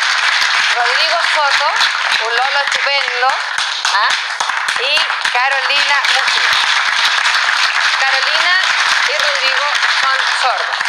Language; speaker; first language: Spanish; native; Spanish